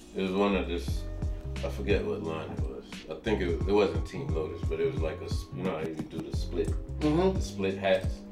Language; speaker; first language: English; native; English